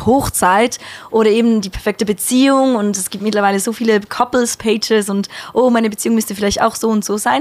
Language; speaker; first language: German; native; German